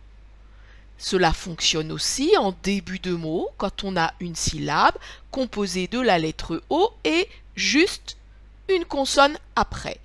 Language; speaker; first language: French; native; French